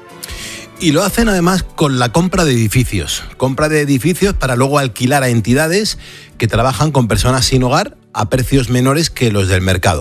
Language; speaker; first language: Spanish; native; Spanish